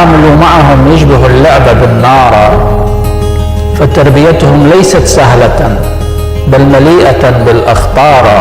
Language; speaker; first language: Arabic; native; Arabic